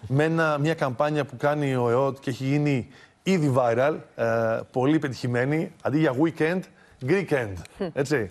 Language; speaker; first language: Greek; native; Greek